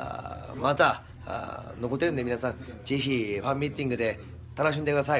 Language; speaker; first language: Japanese; non-native, fluent; Korean